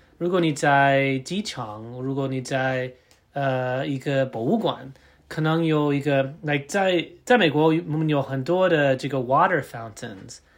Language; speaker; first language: Chinese; non-native, learner; English